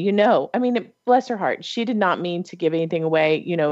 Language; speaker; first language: English; native; English